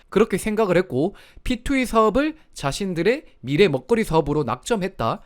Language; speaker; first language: Korean; native; Korean